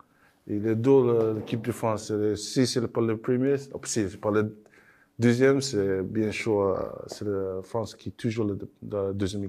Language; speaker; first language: French; non-native, learner; English